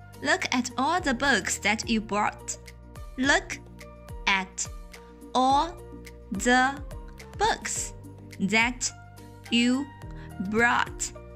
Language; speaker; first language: English; non-native, fluent; Chinese